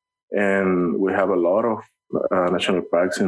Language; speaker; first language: English; non-native, learner; Spanish